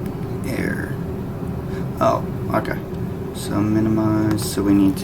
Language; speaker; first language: English; native; English